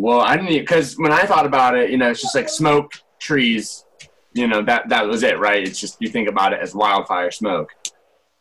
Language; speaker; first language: English; native; English